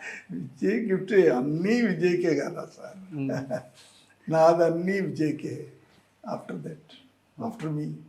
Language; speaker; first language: Telugu; non-native, learner; Tamil